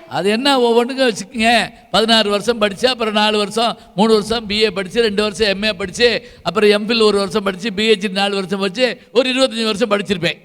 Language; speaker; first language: Tamil; native; Tamil